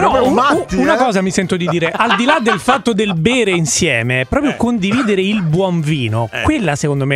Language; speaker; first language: Italian; native; Italian